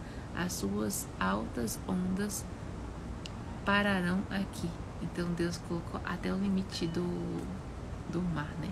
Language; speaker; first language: Portuguese; native; Portuguese